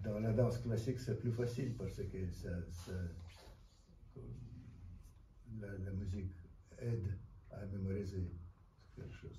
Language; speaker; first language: French; non-native, fluent; Russian